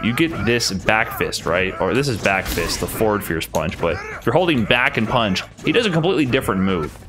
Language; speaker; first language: English; native; English